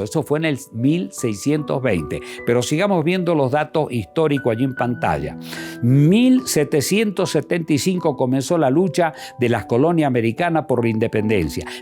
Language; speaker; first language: Spanish; native; Spanish